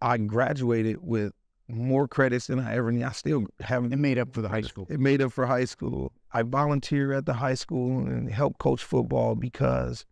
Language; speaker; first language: English; native; English